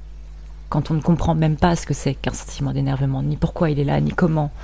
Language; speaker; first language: French; native; French